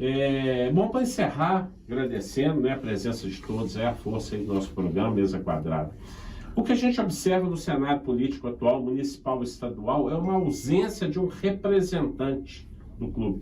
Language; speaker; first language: Portuguese; native; Portuguese